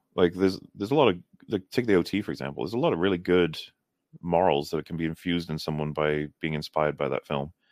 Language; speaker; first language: English; native; English